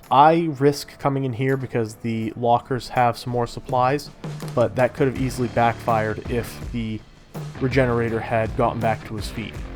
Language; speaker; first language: English; native; English